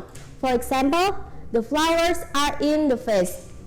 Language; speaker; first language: English; non-native, learner; Indonesian